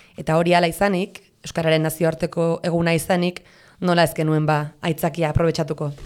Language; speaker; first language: Basque; non-native, local second language; Spanish